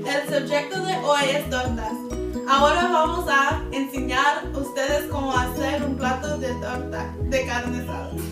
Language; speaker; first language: Spanish; non-native, learner; English